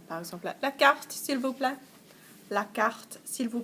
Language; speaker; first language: French; non-native, fluent; English